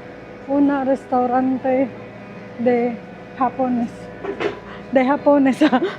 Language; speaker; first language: Spanish; non-native, learner; Filipino